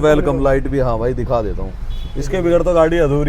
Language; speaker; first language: Hindi; native; Hindi